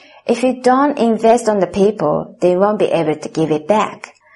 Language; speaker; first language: English; non-native, fluent; Japanese